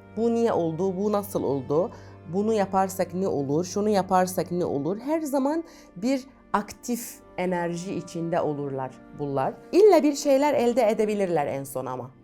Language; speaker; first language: Turkish; non-native, fluent; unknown